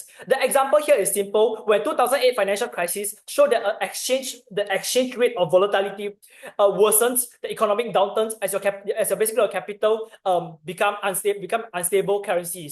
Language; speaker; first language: English; non-native, learner; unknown